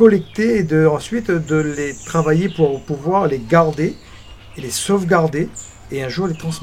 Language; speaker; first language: French; native; French